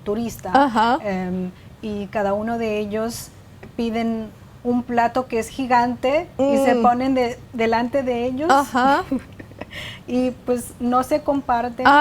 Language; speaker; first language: Spanish; non-native, fluent; Chinese